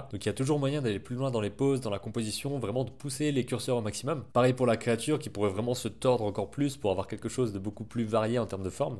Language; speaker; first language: French; native; French